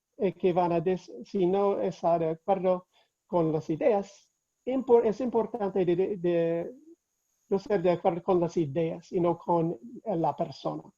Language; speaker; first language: Spanish; non-native, fluent; English